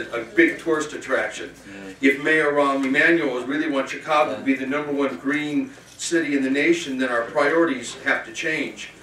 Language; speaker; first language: English; native; English